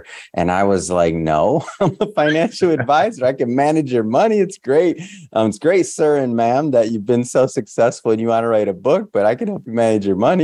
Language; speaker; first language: English; native; English